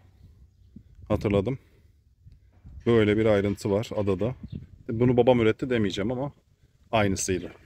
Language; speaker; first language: Turkish; native; Turkish